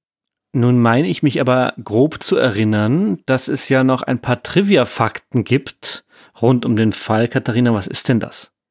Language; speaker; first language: German; native; German